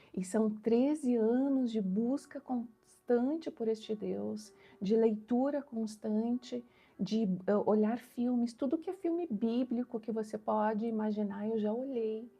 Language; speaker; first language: Portuguese; native; Portuguese